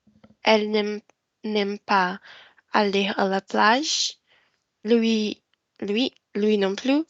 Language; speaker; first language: French; non-native, learner; Portuguese